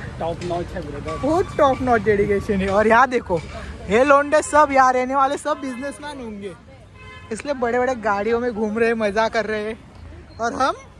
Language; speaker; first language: Hindi; non-native, local second language; Marathi